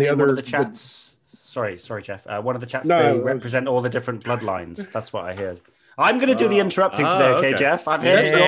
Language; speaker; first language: English; native; English